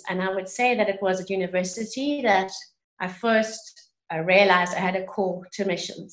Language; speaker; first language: English; native; English